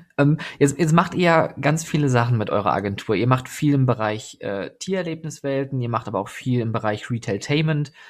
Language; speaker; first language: German; native; German